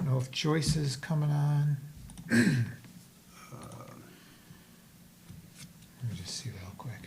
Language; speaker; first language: English; native; English